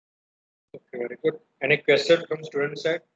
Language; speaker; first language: English; non-native, local second language; Gujarati